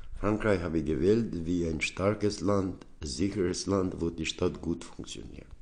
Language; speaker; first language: German; non-native, learner; Albanian